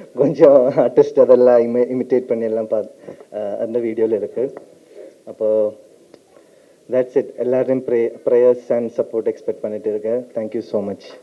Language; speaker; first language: Tamil; non-native, learner; Malayalam